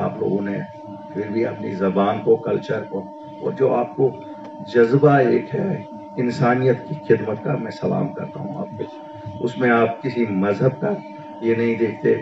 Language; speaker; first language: Hindi; non-native, local second language; Kashmiri